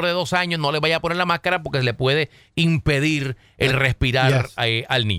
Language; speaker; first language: Spanish; native; Spanish